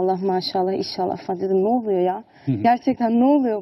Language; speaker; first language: Turkish; early bilingual, heritage; Turkish